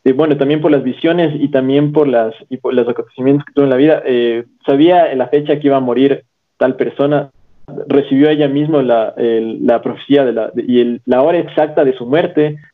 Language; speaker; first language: Spanish; native; Spanish